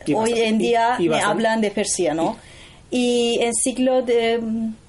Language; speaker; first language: Spanish; non-native, learner; Persian